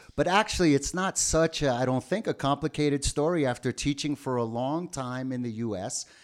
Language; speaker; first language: English; native; English